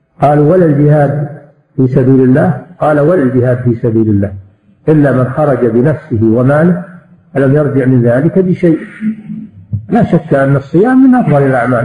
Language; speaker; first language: Arabic; native; Arabic